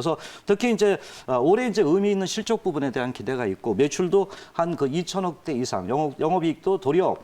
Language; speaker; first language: Korean; native; Korean